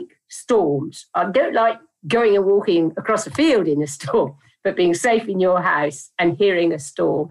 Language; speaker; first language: English; native; English